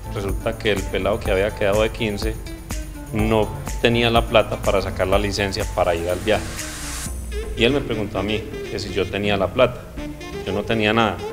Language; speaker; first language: Spanish; native; Spanish